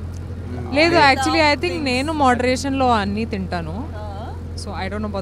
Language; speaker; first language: Telugu; non-native, fluent; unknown